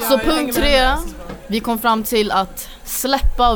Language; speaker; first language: Swedish; native; Swedish